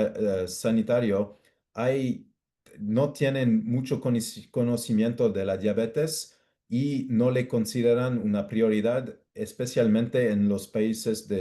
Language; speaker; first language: Spanish; non-native, fluent; English